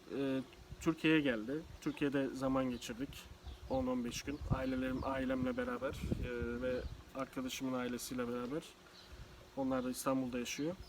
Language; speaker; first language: Turkish; native; Turkish